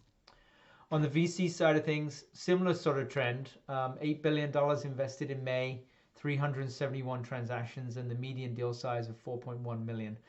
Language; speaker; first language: English; native; English